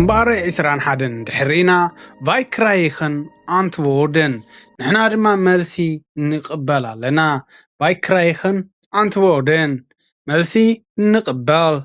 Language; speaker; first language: Dutch; non-native, fluent; Tigrinya